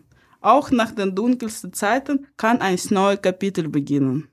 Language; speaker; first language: German; non-native, fluent; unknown